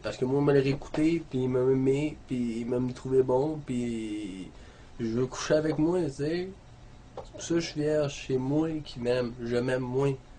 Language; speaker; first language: French; native; French